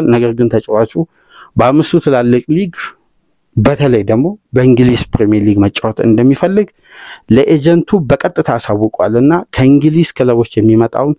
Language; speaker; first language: Amharic; native; Amharic